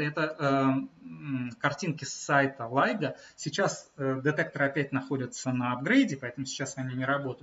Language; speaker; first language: Russian; native; Russian